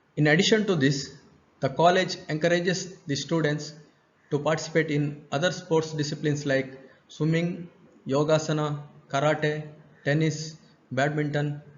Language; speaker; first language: English; non-native, local second language; Kannada